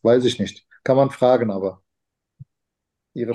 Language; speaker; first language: German; non-native, fluent; Turkish